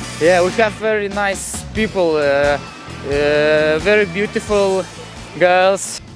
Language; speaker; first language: English; non-native, learner; Lithuanian